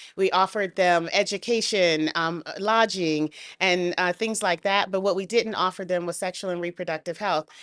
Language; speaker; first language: English; native; English